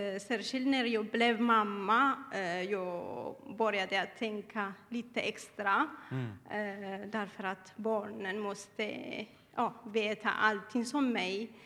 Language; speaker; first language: Swedish; non-native, learner; Tigrinya